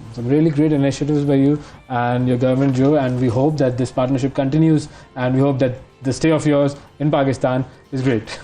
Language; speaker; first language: English; non-native, local second language; Urdu